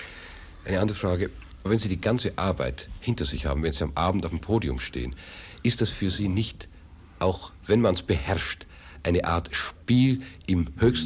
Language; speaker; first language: German; native; German